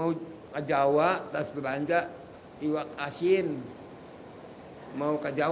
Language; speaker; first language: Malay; non-native, local second language; Sundanese